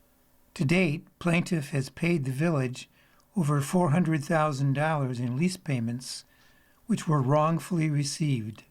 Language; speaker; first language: English; native; English